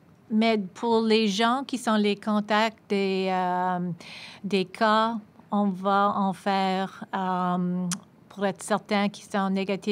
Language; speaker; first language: French; non-native, fluent; English